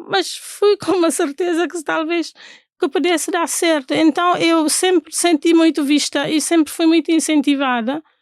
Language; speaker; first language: Portuguese; non-native, local second language; Fula